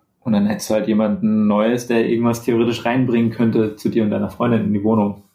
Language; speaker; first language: German; native; German